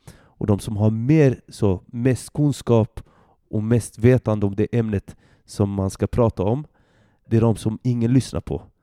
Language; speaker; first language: Swedish; early bilingual, other home language; Arabic